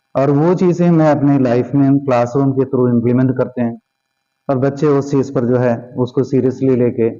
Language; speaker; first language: Hindi; non-native, local second language; Punjabi